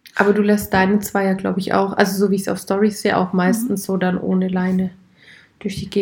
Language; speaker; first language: German; native; German